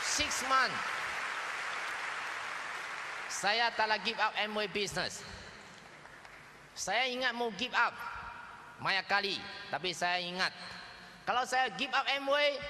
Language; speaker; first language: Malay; non-native, local second language; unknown